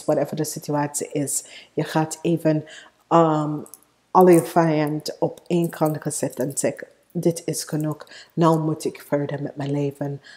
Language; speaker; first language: Dutch; non-native, fluent; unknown